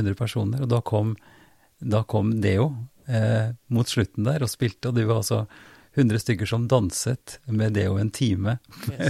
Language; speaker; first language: Norwegian; native; Norwegian